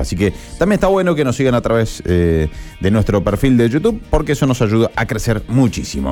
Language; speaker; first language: Spanish; native; Spanish